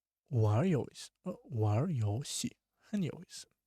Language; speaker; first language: Chinese; non-native, learner; Russian